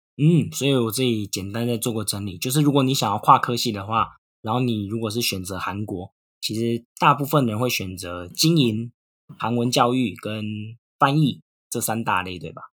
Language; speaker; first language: Chinese; native; Chinese